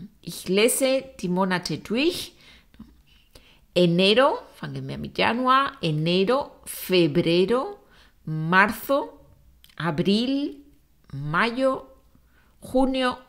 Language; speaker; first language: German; non-native, fluent; Spanish